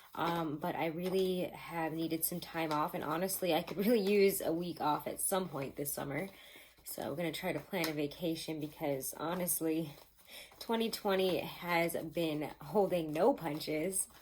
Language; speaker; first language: English; native; English